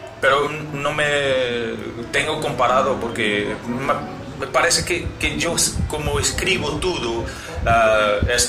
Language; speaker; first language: Spanish; non-native, learner; Portuguese